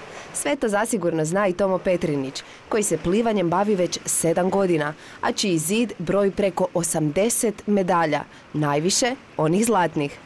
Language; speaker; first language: Croatian; native; Croatian